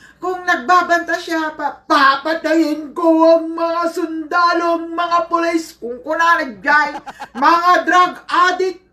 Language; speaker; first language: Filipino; non-native, local second language; Iloko